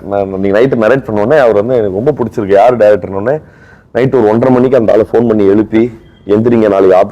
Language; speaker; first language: Tamil; native; Tamil